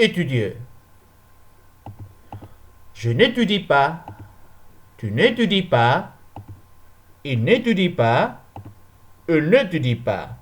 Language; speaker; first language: French; non-native, learner; Spanish